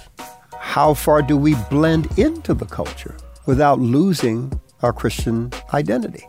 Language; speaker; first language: English; early bilingual, other home language; Spanish